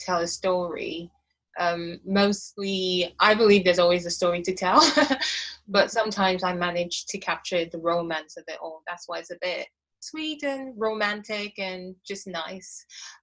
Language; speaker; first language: English; non-native, local second language; Igbo